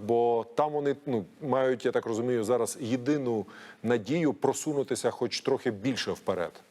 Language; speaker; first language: Ukrainian; native; Ukrainian